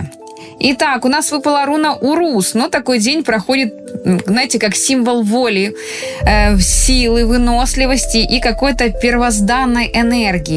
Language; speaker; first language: Russian; native; Russian